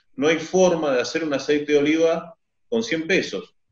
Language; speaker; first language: Spanish; native; Spanish